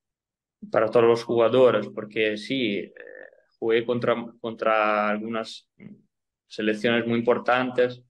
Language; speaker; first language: Spanish; non-native, fluent; Italian